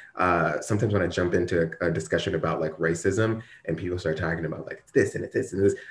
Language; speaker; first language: English; native; English